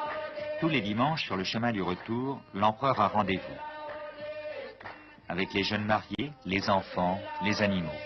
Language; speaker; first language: French; native; French